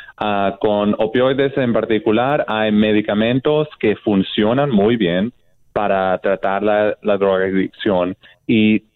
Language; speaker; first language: Spanish; non-native, fluent; English